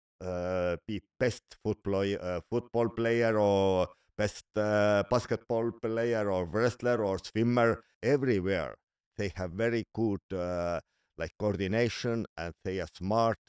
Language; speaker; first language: English; non-native, learner; Estonian